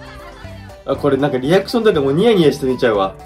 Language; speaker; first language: Japanese; native; Japanese